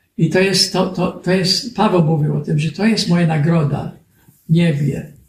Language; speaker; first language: Polish; early bilingual, heritage; Polish